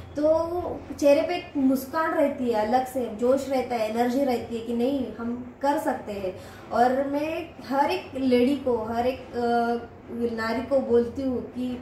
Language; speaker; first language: Hindi; non-native, local second language; Marathi